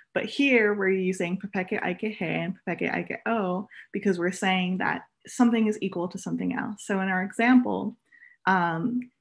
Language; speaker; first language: English; native; English